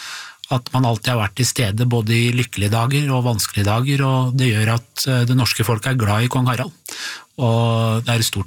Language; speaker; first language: Norwegian; native; Norwegian